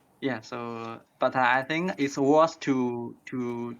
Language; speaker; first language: English; non-native, learner; Chinese